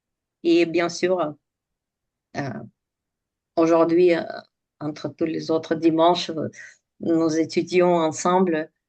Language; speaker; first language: French; non-native, fluent; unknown